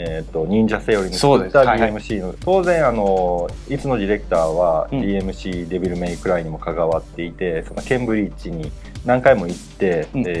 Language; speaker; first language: Japanese; native; Japanese